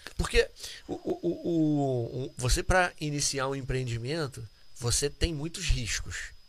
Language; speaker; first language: Portuguese; native; Portuguese